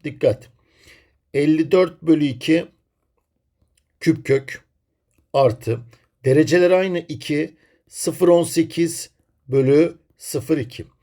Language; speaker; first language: Turkish; native; Turkish